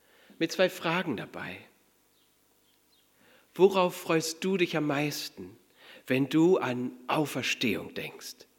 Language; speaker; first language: German; native; German